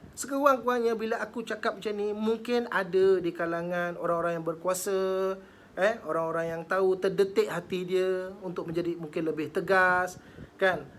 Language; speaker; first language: Malay; native; Malay